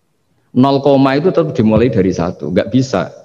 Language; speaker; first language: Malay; non-native, local second language; Javanese